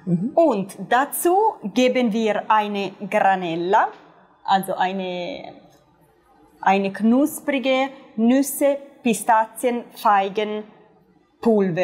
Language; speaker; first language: German; non-native, fluent; Italian